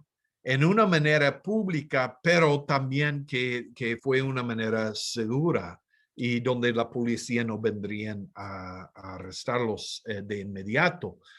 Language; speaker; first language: Spanish; non-native, fluent; English